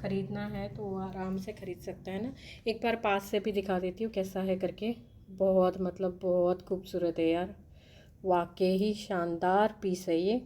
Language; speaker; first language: Hindi; non-native, local second language; Telugu